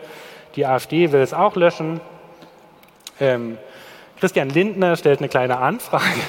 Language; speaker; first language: German; native; German